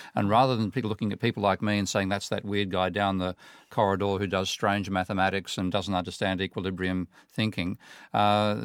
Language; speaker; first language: English; native; English